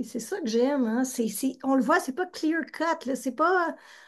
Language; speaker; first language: French; native; French